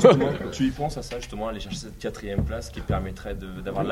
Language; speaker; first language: French; native; French